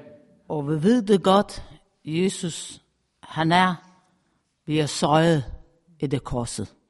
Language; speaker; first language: Danish; non-native, fluent; Persian